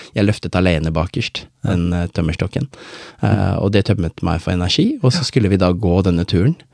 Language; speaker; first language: Norwegian; early bilingual, other home language; Tamil